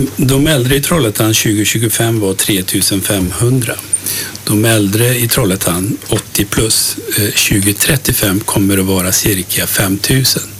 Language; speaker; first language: Swedish; early bilingual, other home language; Turkish